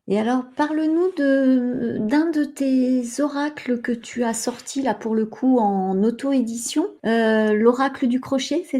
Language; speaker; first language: French; native; French